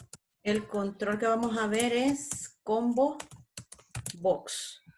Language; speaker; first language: Spanish; native; Spanish